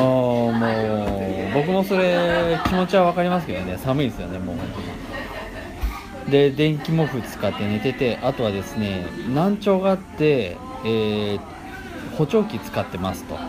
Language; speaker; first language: Japanese; native; Japanese